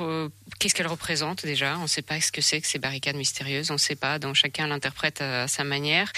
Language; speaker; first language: French; non-native, fluent; Russian